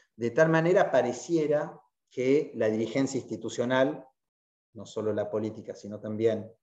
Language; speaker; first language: Spanish; native; Spanish